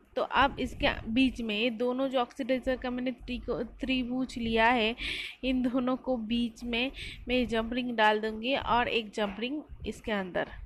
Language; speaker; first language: Hindi; non-native, local second language; Bangla